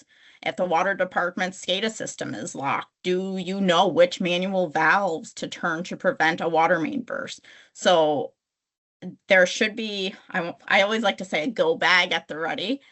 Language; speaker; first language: English; native; English